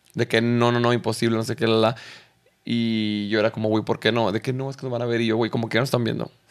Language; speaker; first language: Spanish; native; Spanish